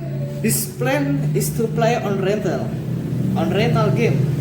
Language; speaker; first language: English; non-native, learner; Indonesian